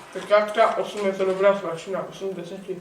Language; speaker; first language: Czech; native; Czech